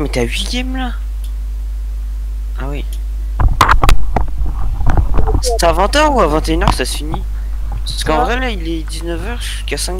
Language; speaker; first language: French; native; French